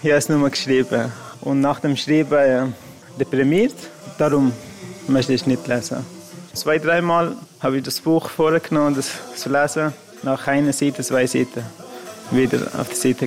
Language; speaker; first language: German; non-native, fluent; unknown